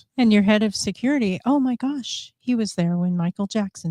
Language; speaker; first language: English; native; English